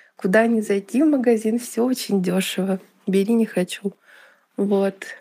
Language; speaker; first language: Russian; native; Russian